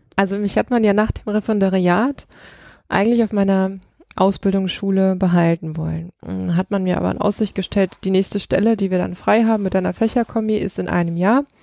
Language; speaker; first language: German; early bilingual, other home language; Russian